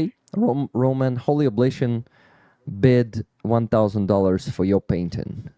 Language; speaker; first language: English; non-native, fluent; Ukrainian